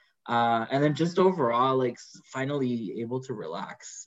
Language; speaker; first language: English; early bilingual, other home language; Spanish